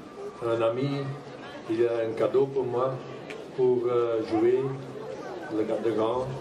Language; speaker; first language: French; non-native, local second language; Dutch